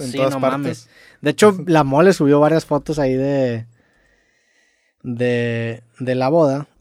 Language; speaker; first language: Spanish; native; Spanish